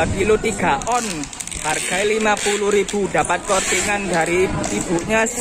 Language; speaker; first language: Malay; non-native, local second language; Javanese